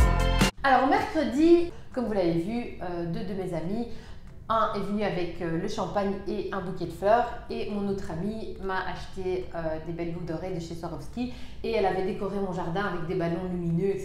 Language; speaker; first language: French; native; French